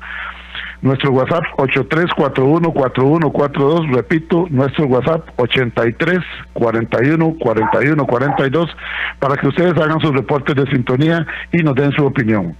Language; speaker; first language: Spanish; native; Spanish